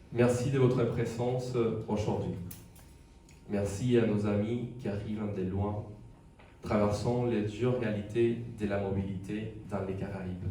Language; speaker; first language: French; non-native, fluent; Spanish